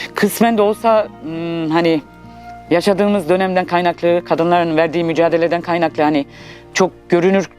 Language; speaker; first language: Turkish; native; Turkish